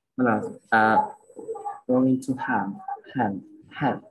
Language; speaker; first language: English; non-native, learner; Vietnamese